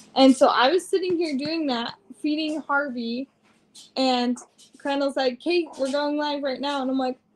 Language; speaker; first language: English; native; English